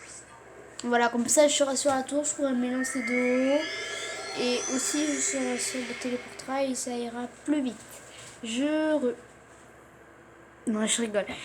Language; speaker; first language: French; native; French